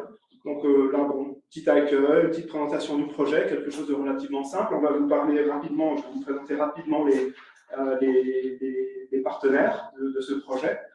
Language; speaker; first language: French; native; French